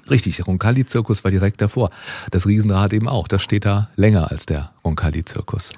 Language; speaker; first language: German; native; German